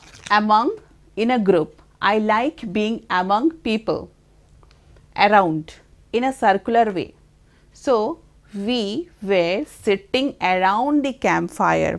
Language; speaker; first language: English; non-native, local second language; Bangla